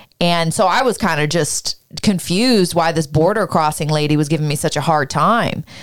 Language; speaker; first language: English; native; English